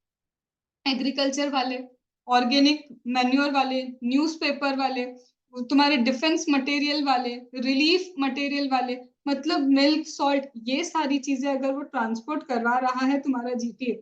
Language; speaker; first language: Hindi; native; Hindi